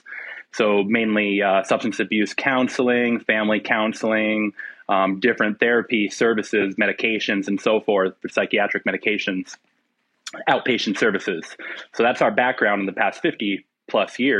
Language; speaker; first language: English; native; English